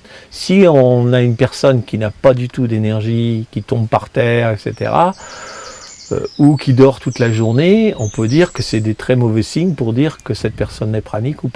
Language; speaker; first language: French; native; French